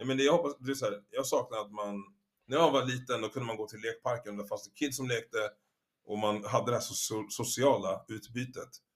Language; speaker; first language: Swedish; native; Swedish